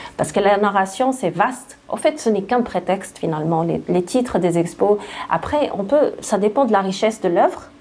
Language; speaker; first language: French; non-native, local second language; Arabic